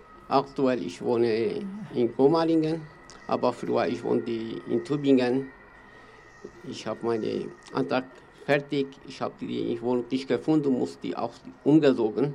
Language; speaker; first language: German; non-native, learner; Kurdish